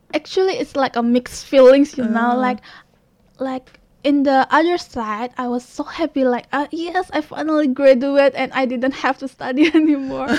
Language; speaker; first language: English; non-native, learner; Indonesian